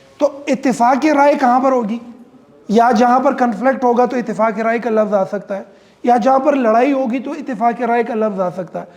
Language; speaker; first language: Urdu; non-native, local second language; Pashto